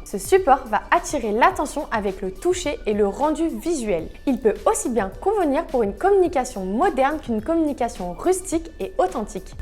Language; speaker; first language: French; native; French